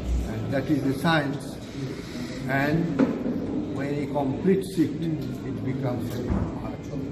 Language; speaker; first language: English; non-native, local second language; Bangla